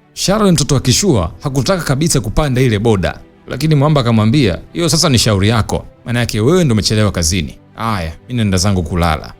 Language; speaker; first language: Swahili; native; Swahili